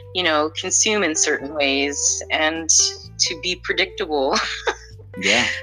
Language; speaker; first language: English; native; English